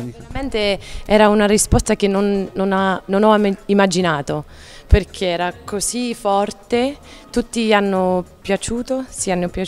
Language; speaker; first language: Italian; non-native, learner; English